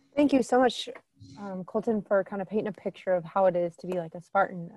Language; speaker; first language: English; native; English